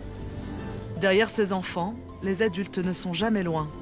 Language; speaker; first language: French; native; French